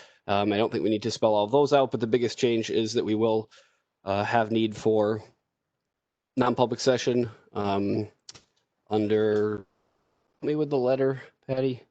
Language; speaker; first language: English; native; English